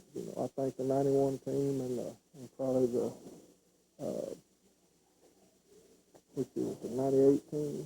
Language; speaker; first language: English; native; English